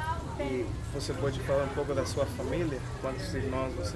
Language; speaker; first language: Portuguese; non-native, fluent; Spanish